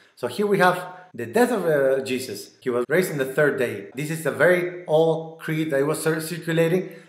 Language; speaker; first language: English; non-native, fluent; Spanish